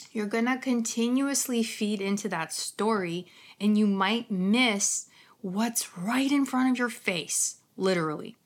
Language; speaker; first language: English; non-native, fluent; Ukrainian